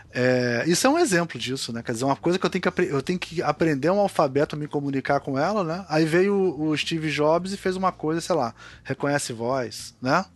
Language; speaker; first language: Portuguese; native; Portuguese